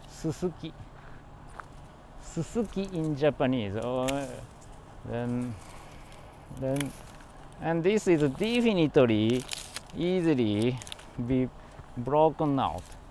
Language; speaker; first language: English; non-native, learner; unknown